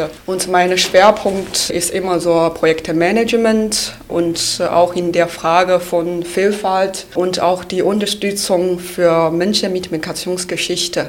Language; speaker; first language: German; non-native, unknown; Chinese